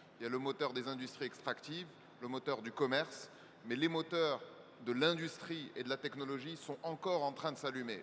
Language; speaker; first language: French; non-native, local second language; Arabic